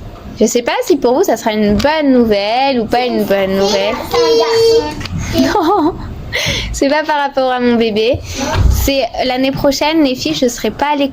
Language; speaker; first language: French; native; French